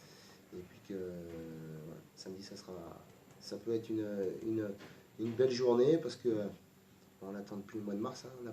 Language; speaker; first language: French; native; French